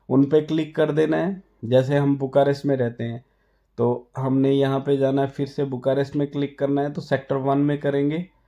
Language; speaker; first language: Hindi; non-native, local second language; Punjabi